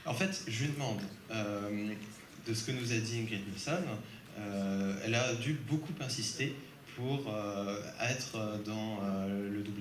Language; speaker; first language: French; native; French